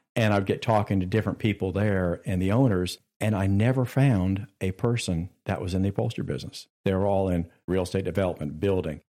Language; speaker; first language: English; native; English